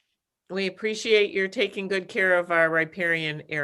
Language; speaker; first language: English; native; English